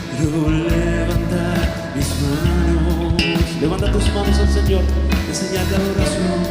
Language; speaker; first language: Spanish; native; Spanish